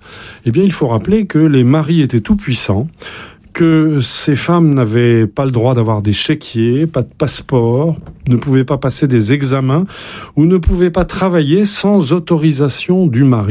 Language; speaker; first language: French; native; French